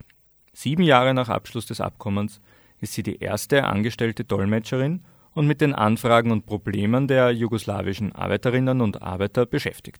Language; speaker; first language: German; native; German